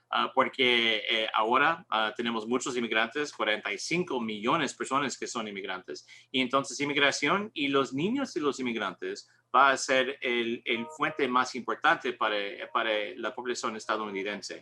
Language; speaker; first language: Spanish; non-native, learner; English